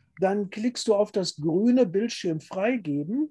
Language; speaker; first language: German; native; German